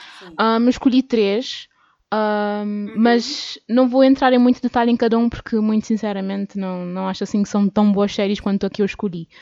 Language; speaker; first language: Portuguese; native; Portuguese